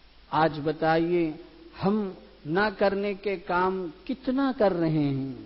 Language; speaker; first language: Urdu; native; Urdu